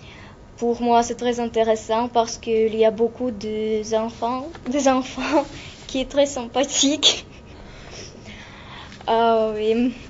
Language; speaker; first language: French; non-native, learner; Russian